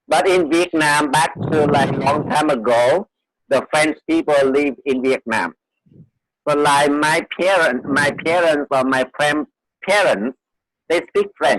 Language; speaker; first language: English; non-native, fluent; Vietnamese